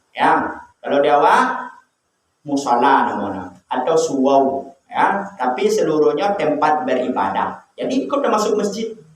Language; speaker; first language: Malay; non-native, local second language; Minangkabau